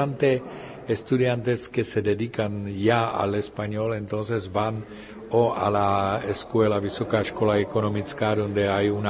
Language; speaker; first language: Spanish; non-native, fluent; Czech